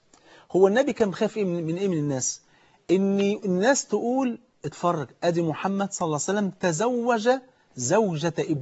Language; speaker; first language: Arabic; native; Arabic